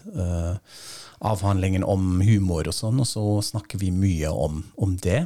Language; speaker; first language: Norwegian; non-native, fluent; German